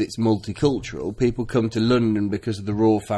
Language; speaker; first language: English; native; English